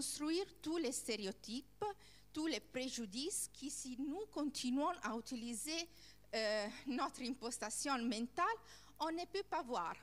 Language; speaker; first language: French; non-native, learner; Italian